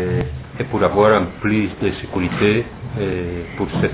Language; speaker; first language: French; non-native, fluent; Spanish